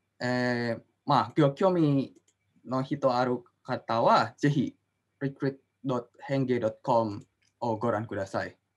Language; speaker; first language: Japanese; non-native, learner; Indonesian